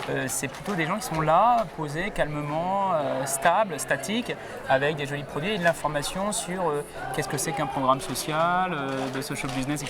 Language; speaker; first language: French; native; French